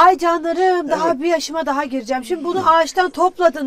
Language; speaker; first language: Turkish; native; Turkish